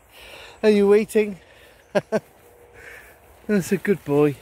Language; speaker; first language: English; native; English